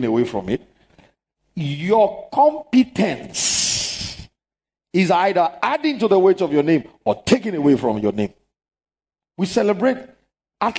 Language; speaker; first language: English; non-native, local second language; Yoruba